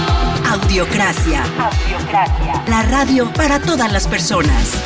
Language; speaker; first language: Spanish; native; Spanish